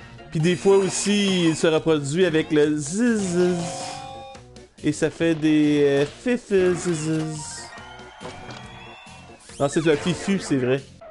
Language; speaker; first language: French; native; French